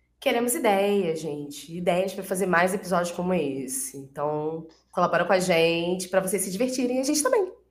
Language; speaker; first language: Portuguese; native; Portuguese